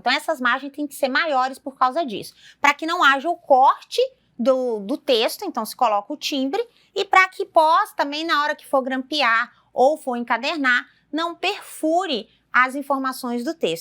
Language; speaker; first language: Portuguese; native; Portuguese